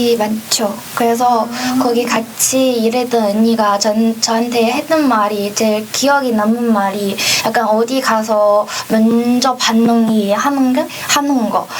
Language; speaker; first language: Korean; non-native, fluent; Chinese